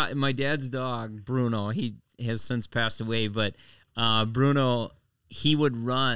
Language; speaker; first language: English; native; English